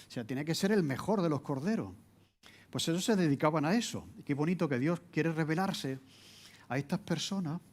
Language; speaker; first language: Spanish; native; Spanish